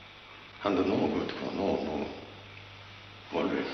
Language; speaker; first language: English; non-native, learner; Japanese